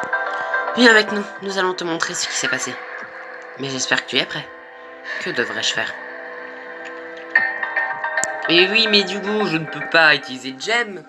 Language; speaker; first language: French; native; French